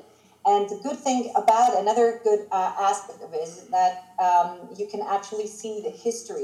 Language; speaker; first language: English; non-native, fluent; Greek